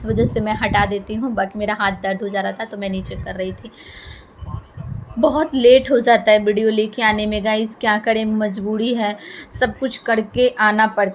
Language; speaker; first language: Hindi; non-native, local second language; Bhojpuri